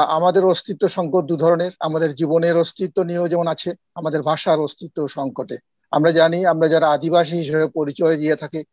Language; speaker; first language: Bangla; non-native, local second language; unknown